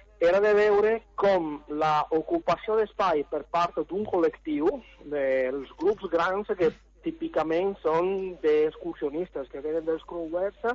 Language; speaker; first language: Catalan; non-native, fluent; Italian